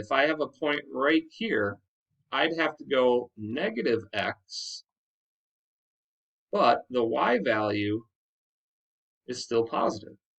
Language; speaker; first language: English; native; English